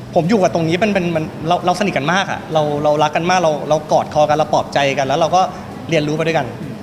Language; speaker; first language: Thai; native; Thai